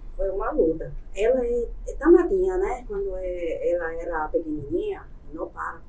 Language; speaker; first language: Portuguese; non-native, learner; Chinese